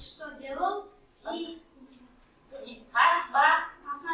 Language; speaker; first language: Russian; non-native, local second language; Kazakh